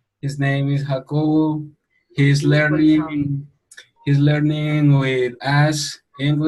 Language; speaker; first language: English; non-native, learner; Spanish